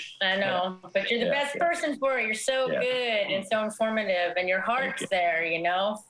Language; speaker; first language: English; native; English